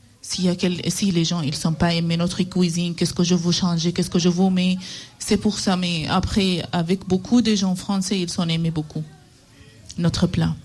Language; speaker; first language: French; non-native, learner; Arabic